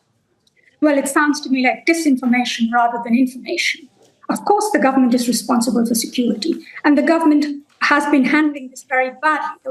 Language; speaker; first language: English; non-native, local second language; Bangla